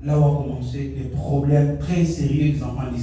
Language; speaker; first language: French; non-native, local second language; Lingala